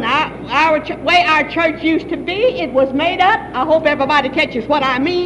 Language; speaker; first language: English; native; English